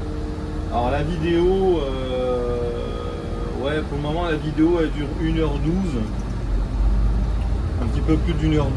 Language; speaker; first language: French; native; French